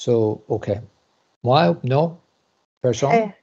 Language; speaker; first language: French; non-native, learner; English